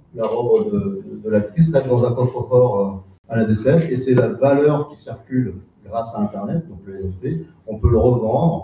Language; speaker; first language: French; native; French